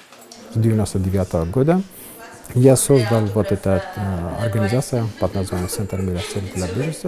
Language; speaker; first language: Russian; non-native, fluent; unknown